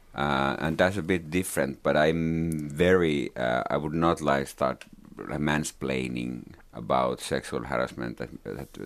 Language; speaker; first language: English; non-native, fluent; Finnish